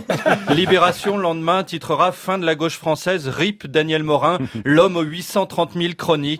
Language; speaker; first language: French; native; French